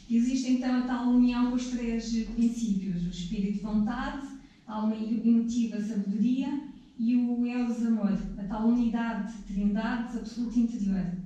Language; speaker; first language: Portuguese; native; Portuguese